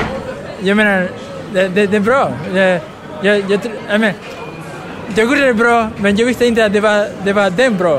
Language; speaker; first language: Swedish; non-native, learner; Spanish